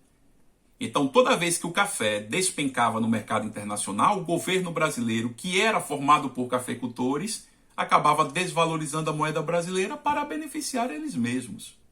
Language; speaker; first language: Portuguese; native; Portuguese